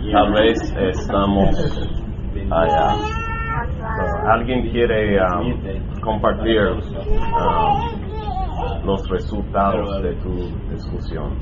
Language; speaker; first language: Spanish; non-native, learner; English